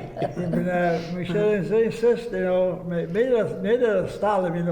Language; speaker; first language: Polish; early bilingual, heritage; Polish